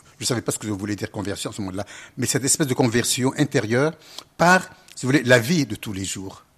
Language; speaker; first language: French; non-native, local second language; Arabic